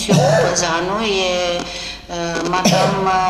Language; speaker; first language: French; non-native, fluent; Romanian